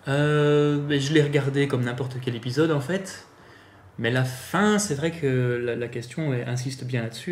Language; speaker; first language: French; native; French